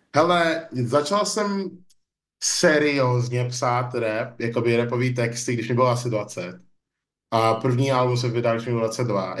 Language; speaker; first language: Czech; early bilingual, other home language; English